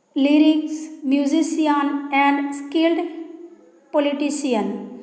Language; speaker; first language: English; non-native, local second language; Assamese